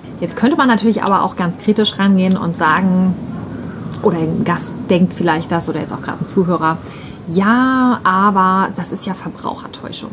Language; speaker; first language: German; native; German